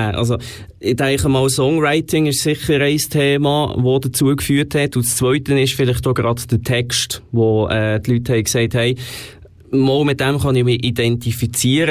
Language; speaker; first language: German; native; German